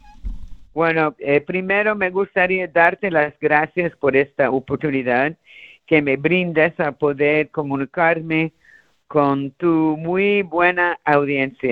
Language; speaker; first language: Spanish; early bilingual, heritage; Spanish